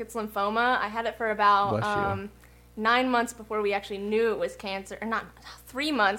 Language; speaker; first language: English; native; English